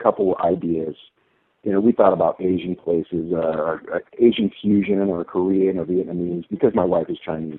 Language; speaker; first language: English; native; English